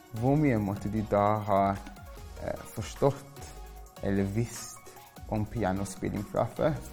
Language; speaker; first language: Norwegian; non-native, fluent; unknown